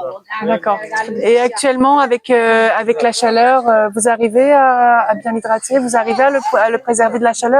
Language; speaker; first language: French; native; French